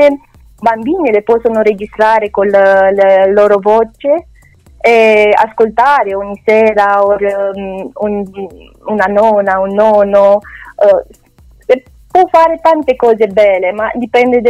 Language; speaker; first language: Italian; non-native, learner; Romanian